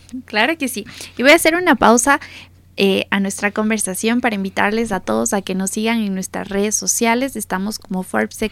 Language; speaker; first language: Spanish; native; Spanish